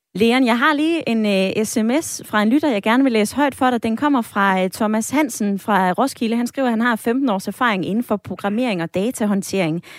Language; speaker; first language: Danish; native; Danish